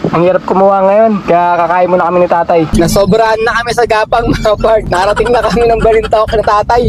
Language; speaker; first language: Filipino; native; Filipino